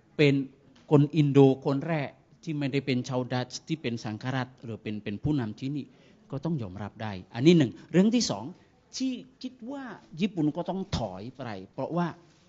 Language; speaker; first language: Thai; non-native, fluent; Indonesian